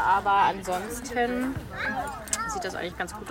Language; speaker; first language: German; native; German